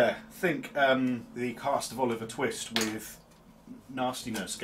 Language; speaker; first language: English; native; English